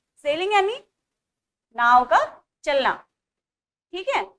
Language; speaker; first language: Hindi; native; Hindi